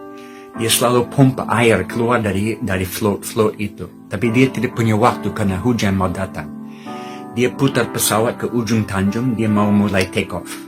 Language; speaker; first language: Indonesian; non-native, fluent; English